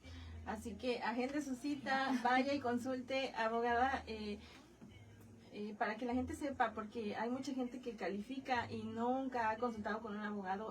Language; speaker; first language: Spanish; native; Spanish